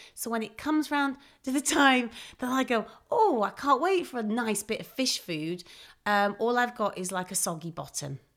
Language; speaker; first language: English; native; English